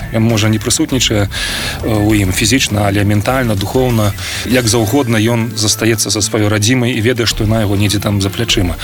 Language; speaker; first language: Belarusian; non-native, local second language; Russian